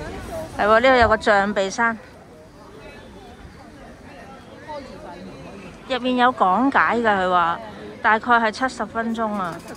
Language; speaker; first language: Chinese; native; Chinese